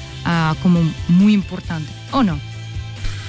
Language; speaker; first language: Spanish; non-native, learner; Russian